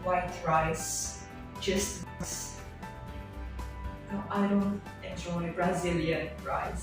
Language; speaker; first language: English; non-native, fluent; Portuguese